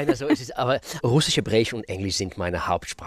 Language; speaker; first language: German; non-native, fluent; Russian